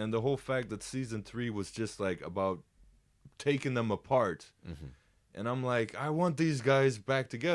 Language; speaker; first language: English; native; English